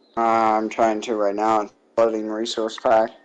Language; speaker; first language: English; native; English